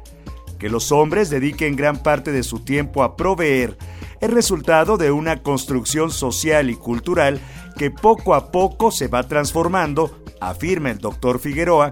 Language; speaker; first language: Spanish; native; Spanish